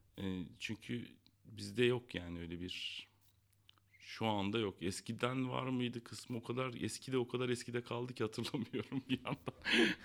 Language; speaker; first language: Turkish; native; Turkish